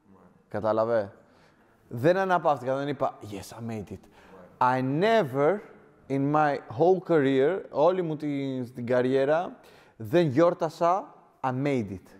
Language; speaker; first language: Greek; native; Greek